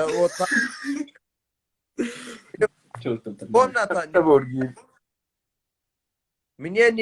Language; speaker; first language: Russian; non-native, learner; Tajik